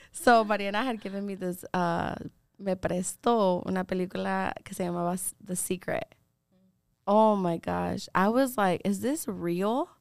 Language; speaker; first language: English; early bilingual, other home language; Spanish